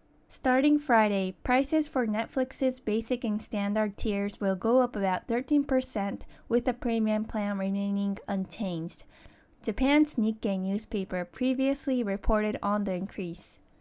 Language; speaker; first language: English; early bilingual, other home language; Japanese